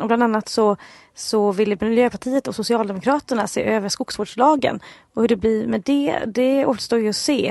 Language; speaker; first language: Swedish; native; Swedish